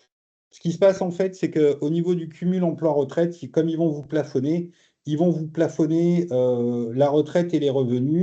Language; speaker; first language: French; native; French